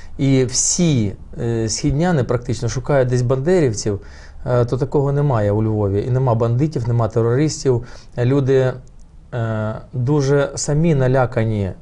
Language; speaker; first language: Ukrainian; non-native, local second language; Russian